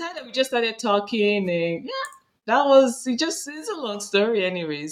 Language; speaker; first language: English; non-native, local second language; Yoruba